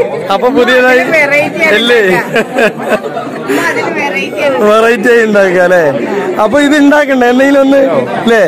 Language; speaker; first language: Malayalam; native; Malayalam